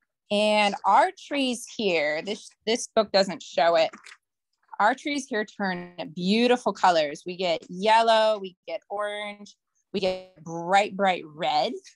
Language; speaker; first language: English; native; English